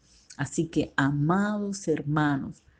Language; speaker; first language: Spanish; native; Spanish